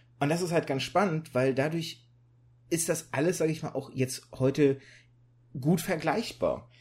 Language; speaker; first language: German; native; German